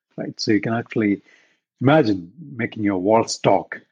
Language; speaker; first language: English; non-native, local second language; Tamil